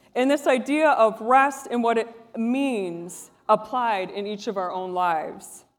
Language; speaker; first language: English; native; English